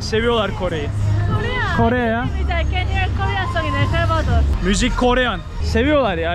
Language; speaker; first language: Turkish; native; Turkish